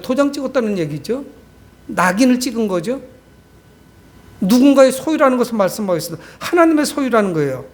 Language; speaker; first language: Korean; native; Korean